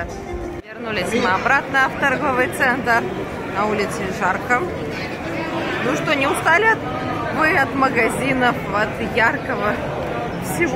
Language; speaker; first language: Russian; native; Russian